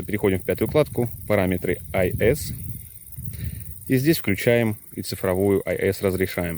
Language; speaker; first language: Russian; native; Russian